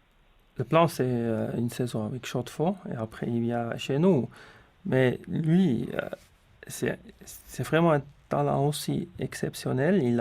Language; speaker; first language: French; non-native, local second language; Swiss German